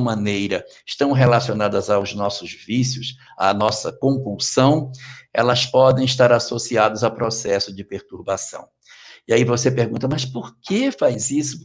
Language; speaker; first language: Portuguese; native; Portuguese